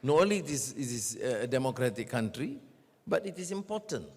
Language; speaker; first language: English; non-native, local second language; Malay